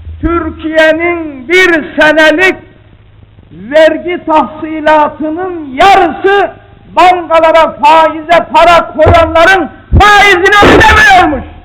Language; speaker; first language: Turkish; native; Turkish